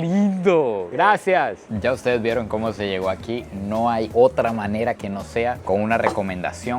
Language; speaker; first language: Spanish; native; Spanish